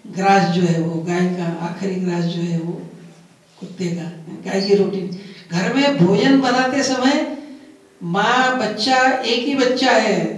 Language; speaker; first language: Hindi; non-native, local second language; Gujarati